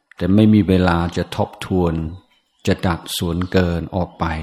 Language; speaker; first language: Thai; non-native, fluent; English